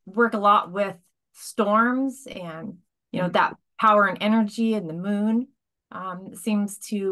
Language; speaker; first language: English; native; English